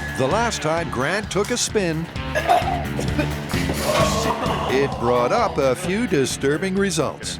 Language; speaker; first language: English; native; English